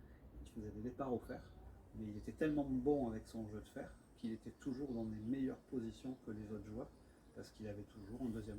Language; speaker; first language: French; native; French